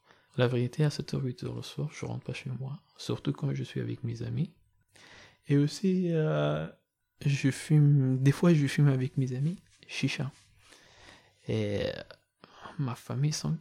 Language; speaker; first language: French; non-native, learner; Persian